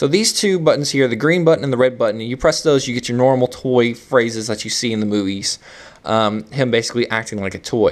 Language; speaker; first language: English; native; English